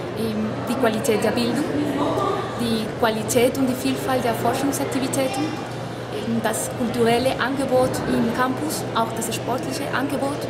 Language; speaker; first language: German; non-native, fluent; Spanish